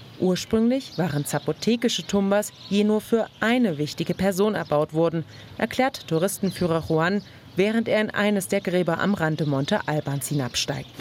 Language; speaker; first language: German; native; German